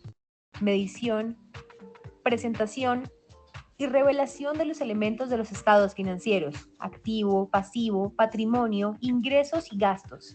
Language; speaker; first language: Spanish; native; Spanish